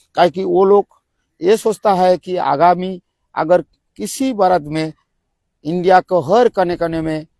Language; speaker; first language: Hindi; non-native, local second language; Bangla